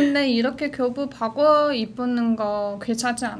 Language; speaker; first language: Korean; non-native, fluent; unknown